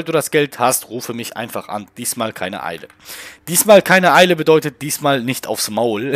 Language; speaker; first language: German; native; German